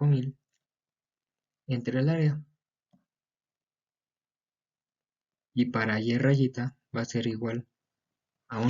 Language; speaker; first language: Spanish; native; Spanish